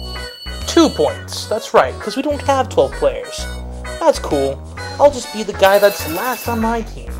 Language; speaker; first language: English; native; English